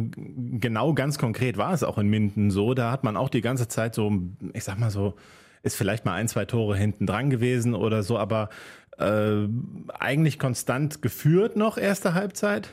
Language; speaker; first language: German; native; German